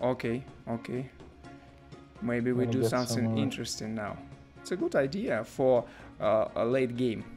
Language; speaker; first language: English; non-native, learner; Russian